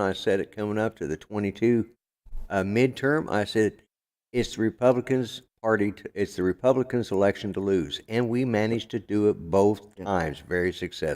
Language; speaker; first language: English; native; English